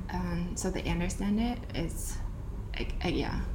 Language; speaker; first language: English; non-native, fluent; Chinese